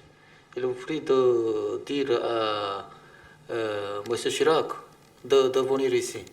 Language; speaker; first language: French; non-native, fluent; Korean